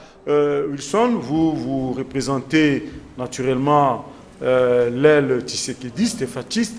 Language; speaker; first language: French; non-native, local second language; Lingala